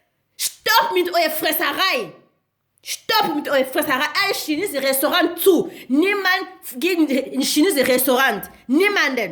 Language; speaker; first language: German; non-native, learner; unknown